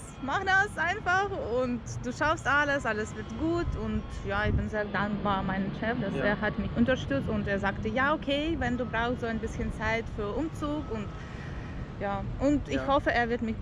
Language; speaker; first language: German; non-native, learner; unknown